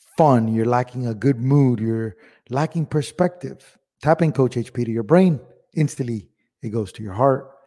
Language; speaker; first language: English; early bilingual, other home language; Spanish